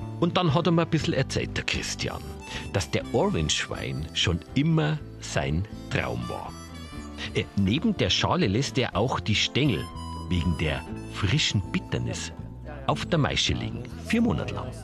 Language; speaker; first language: German; native; German